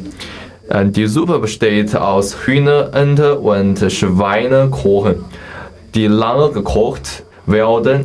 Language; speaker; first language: German; non-native, learner; Chinese